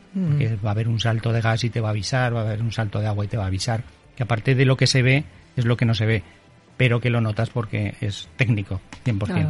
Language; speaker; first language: Spanish; native; Spanish